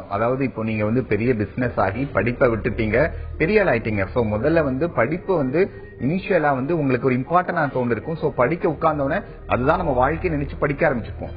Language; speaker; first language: Tamil; native; Tamil